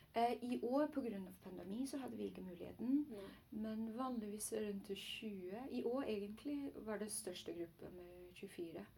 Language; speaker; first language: Norwegian; non-native, learner; Chinese